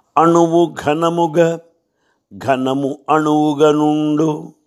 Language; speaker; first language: English; non-native, local second language; Telugu